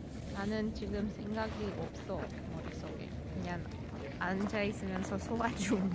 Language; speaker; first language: Korean; non-native, learner; Russian